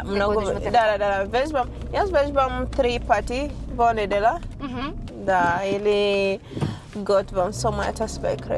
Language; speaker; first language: Macedonian; non-native, learner; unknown